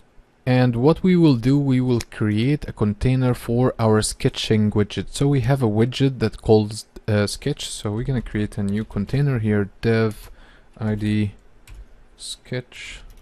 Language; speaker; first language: English; non-native, fluent; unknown